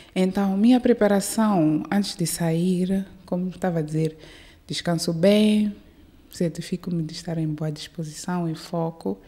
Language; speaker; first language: Portuguese; early bilingual, heritage; Portuguese